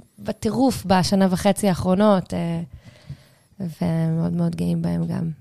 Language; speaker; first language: Hebrew; native; Hebrew